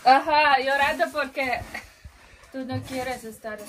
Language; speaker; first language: Spanish; non-native, learner; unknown